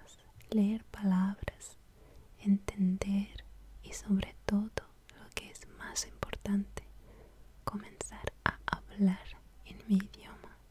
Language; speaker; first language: Spanish; non-native, fluent; Russian